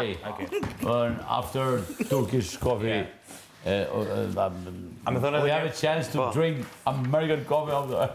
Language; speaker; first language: English; non-native, learner; Albanian